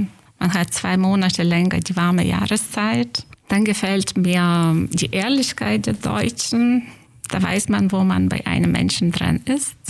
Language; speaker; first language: German; non-native, fluent; Lithuanian